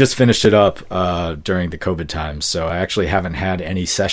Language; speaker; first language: English; native; English